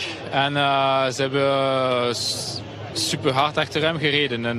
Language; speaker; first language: Dutch; non-native, local second language; French